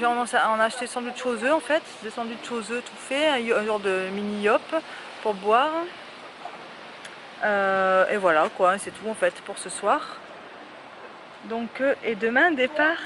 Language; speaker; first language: French; native; French